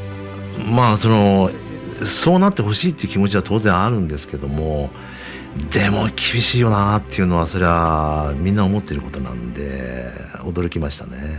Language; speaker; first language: Japanese; native; Japanese